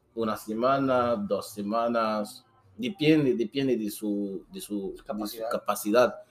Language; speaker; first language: Spanish; non-native, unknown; Susu